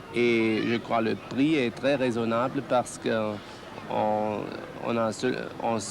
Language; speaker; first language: French; non-native, learner; German